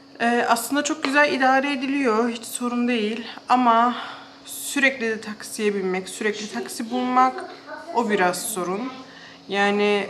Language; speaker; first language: Turkish; early bilingual, heritage; Turkish